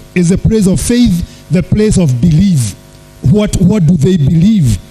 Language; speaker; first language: English; non-native, local second language; Swahili